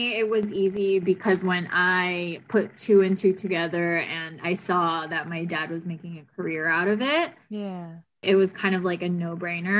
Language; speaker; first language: English; non-native, local second language; Filipino